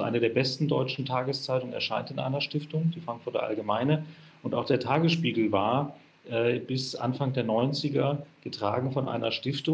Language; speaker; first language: German; native; German